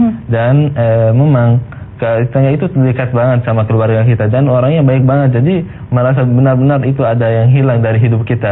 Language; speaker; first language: Indonesian; non-native, fluent; Arabic